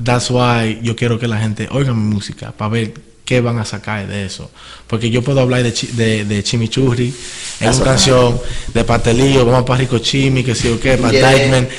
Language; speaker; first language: Spanish; early bilingual, heritage; Spanish